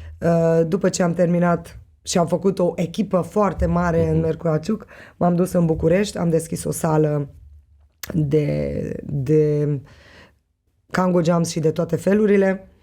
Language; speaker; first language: Romanian; non-native, local second language; Hungarian